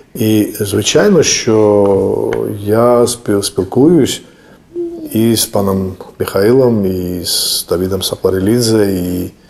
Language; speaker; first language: Ukrainian; non-native, fluent; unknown